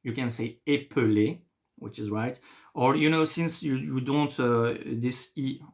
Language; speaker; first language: English; non-native, fluent; French